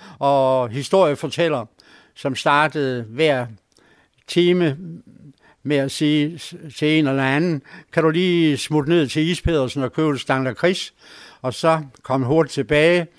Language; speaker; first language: Danish; native; Danish